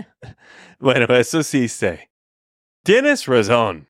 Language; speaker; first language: Spanish; non-native, fluent; English